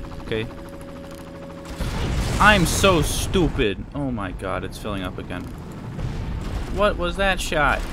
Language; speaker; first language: English; native; English